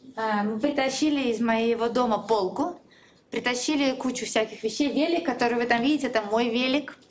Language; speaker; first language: Russian; native; Russian